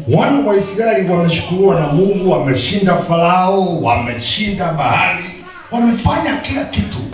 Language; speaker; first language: Swahili; non-native, local second language; Kikuyu